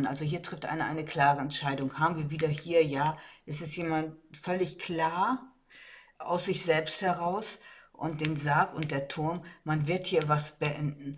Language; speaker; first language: German; native; German